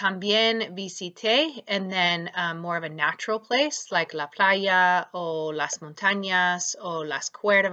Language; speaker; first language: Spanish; non-native, fluent; English